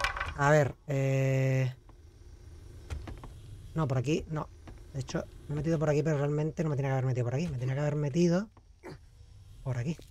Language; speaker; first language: Spanish; native; Spanish